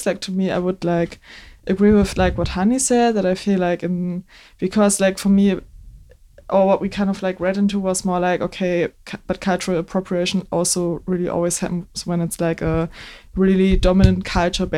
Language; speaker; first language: English; non-native, fluent; German